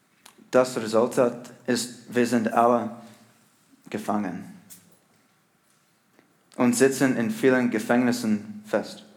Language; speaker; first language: German; non-native, learner; English